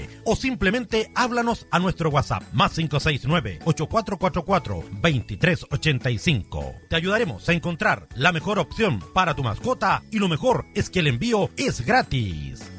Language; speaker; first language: Spanish; native; Spanish